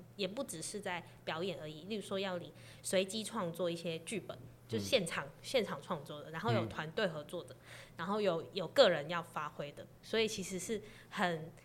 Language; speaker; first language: Chinese; non-native, local second language; Cantonese